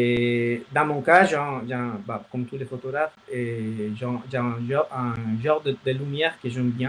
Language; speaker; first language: French; non-native, fluent; Spanish